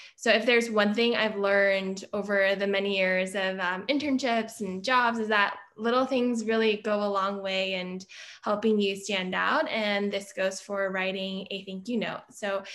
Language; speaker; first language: English; native; English